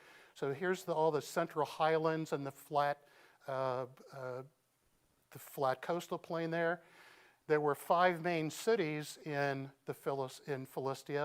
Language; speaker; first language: English; native; English